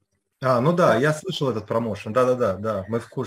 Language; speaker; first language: Russian; native; Russian